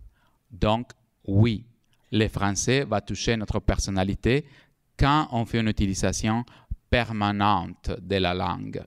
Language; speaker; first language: French; non-native, fluent; Spanish